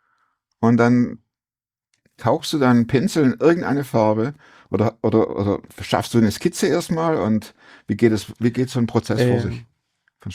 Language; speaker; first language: German; native; German